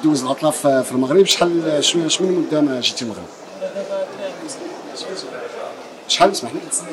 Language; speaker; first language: Arabic; native; Arabic